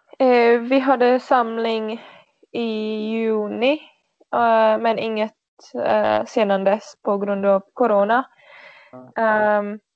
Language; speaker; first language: Swedish; non-native, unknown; Czech